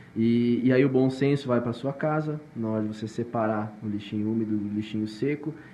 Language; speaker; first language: Portuguese; native; Portuguese